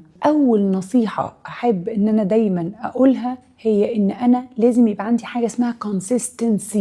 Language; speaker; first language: Arabic; native; Arabic